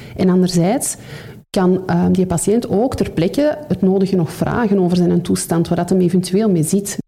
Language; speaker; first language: Dutch; native; Dutch